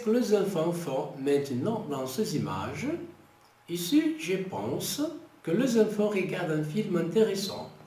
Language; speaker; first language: French; non-native, fluent; Portuguese